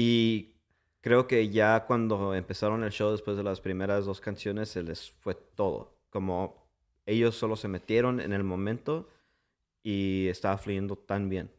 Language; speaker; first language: Spanish; early bilingual, heritage; English